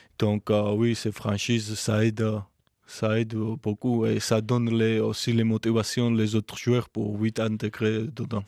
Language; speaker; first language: French; non-native, learner; Georgian